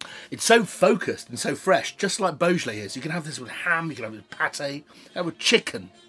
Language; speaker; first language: English; native; English